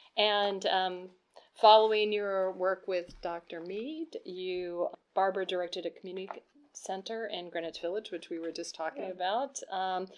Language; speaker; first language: English; non-native, fluent; Portuguese